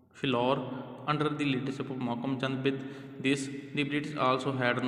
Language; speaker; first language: English; non-native, local second language; Punjabi